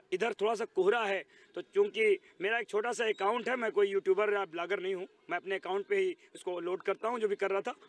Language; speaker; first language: Hindi; native; Hindi